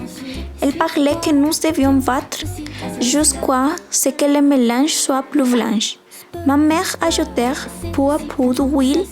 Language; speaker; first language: French; non-native, learner; Spanish